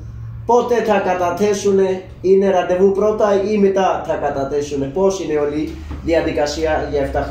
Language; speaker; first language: Greek; non-native, learner; Urdu